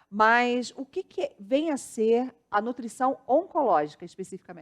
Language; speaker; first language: Portuguese; native; Portuguese